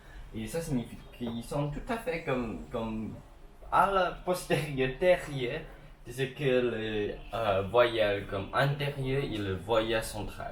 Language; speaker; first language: French; non-native, learner; English